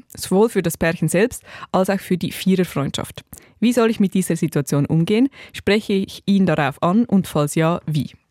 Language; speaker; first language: German; native; German